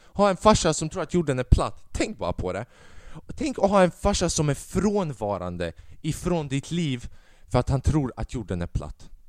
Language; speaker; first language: Swedish; early bilingual, other home language; Albanian